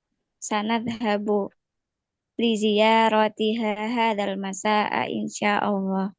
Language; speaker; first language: Arabic; non-native, learner; Indonesian